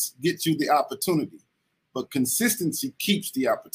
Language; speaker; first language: English; native; English